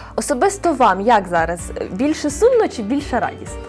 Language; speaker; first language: Ukrainian; native; Ukrainian